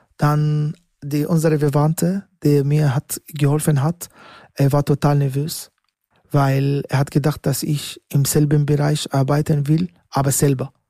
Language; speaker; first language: German; non-native, learner; Arabic